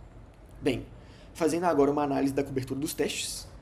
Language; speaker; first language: Portuguese; native; Portuguese